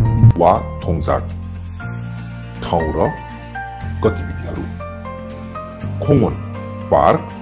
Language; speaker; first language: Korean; non-native, fluent; Nepali